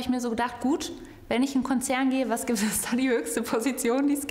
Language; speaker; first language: German; native; German